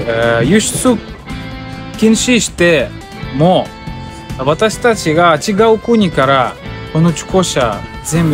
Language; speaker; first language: Japanese; non-native, learner; Russian